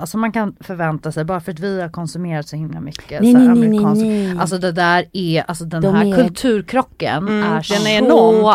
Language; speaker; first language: Swedish; native; Swedish